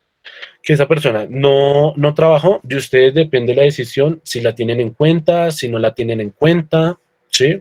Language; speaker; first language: Spanish; native; Spanish